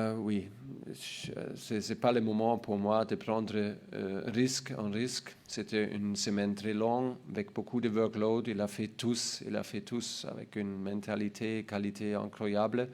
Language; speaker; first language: French; non-native, learner; German